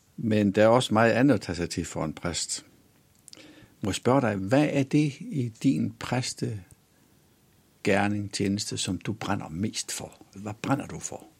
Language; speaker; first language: Danish; native; Danish